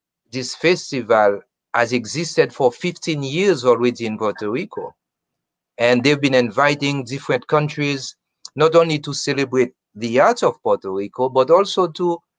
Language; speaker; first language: English; non-native, fluent; Haitian Creole